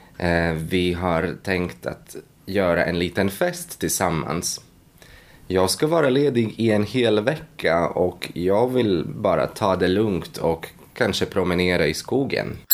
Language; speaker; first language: Swedish; native; Swedish